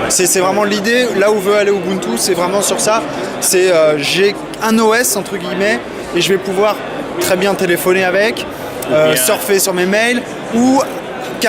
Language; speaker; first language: French; native; French